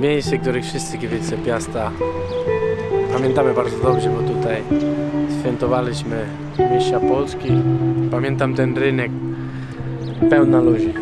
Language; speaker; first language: Polish; non-native, learner; Spanish